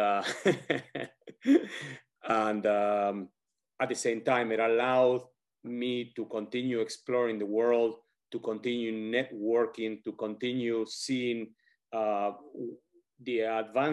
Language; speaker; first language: English; non-native, fluent; Spanish